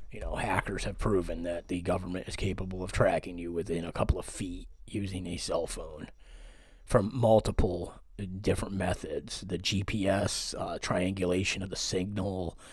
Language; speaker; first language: English; native; English